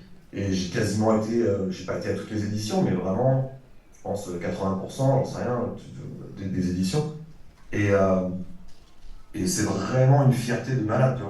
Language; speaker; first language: French; native; French